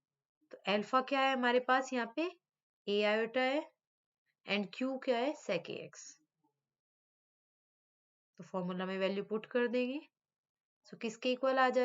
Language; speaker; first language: Hindi; native; Hindi